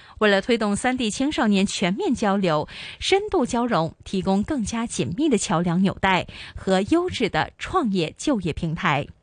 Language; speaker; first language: Chinese; non-native, local second language; Cantonese